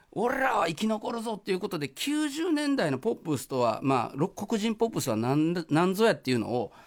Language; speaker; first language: Japanese; native; Japanese